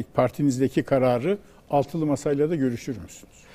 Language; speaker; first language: Turkish; native; Turkish